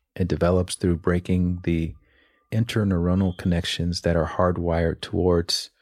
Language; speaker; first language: English; native; English